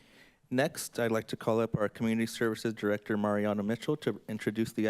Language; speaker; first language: English; native; English